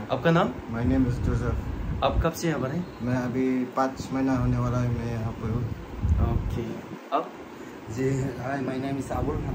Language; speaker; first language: Hindi; non-native, local second language; Garo